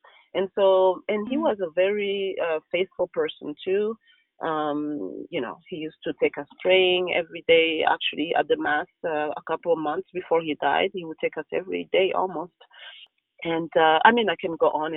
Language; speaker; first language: English; non-native, local second language; Kinyarwanda